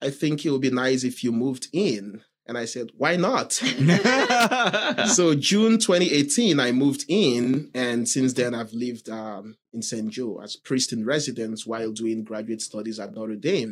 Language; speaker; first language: English; non-native, local second language; Igbo